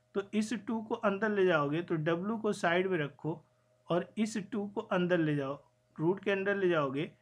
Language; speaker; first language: Hindi; native; Hindi